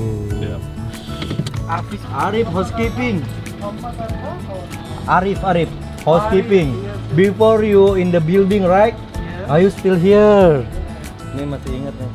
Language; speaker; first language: English; non-native, learner; Indonesian